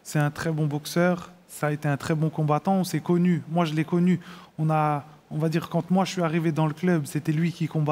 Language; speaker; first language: French; native; French